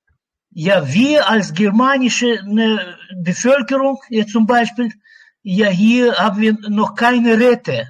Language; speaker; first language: German; non-native, learner; Russian